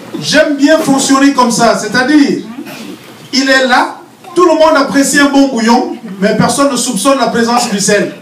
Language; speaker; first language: French; non-native, local second language; Fang